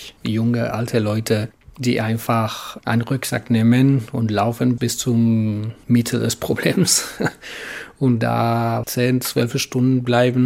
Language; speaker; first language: German; non-native, fluent; Spanish